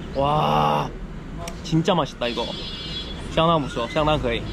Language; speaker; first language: Chinese; non-native, fluent; Korean